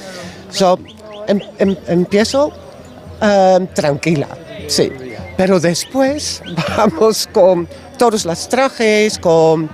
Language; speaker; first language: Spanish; non-native, learner; Dutch